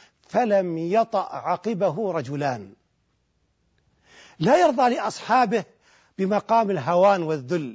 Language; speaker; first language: Arabic; native; Arabic